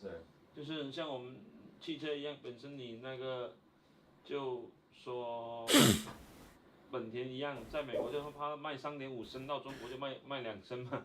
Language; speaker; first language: Chinese; native; Chinese